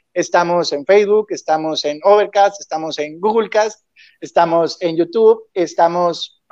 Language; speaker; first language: Spanish; native; Spanish